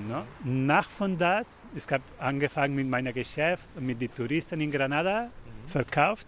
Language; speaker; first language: German; non-native, learner; Spanish